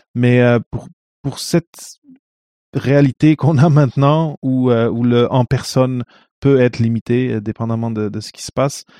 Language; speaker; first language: French; non-native, fluent; Portuguese